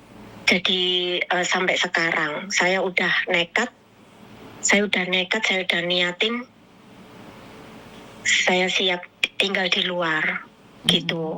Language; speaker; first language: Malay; non-native, local second language; Javanese